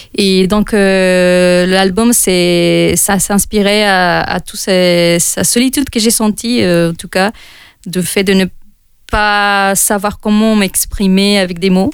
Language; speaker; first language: French; non-native, fluent; Spanish